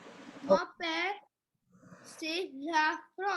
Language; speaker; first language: French; non-native, learner; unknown